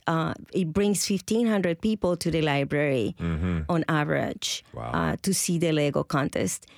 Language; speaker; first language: English; non-native, fluent; Spanish